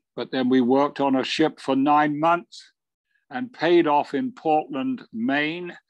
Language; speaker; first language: English; native; English